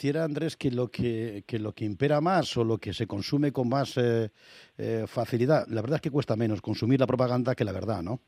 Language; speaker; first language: Spanish; native; Spanish